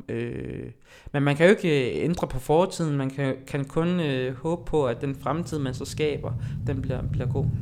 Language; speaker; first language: Danish; early bilingual, other home language; Haitian Creole